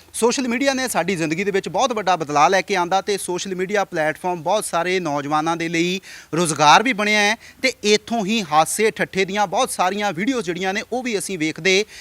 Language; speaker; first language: Punjabi; native; Punjabi